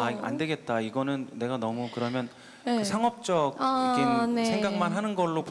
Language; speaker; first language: Korean; native; Korean